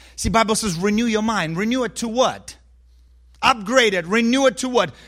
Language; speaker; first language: English; early bilingual, other home language; Ukrainian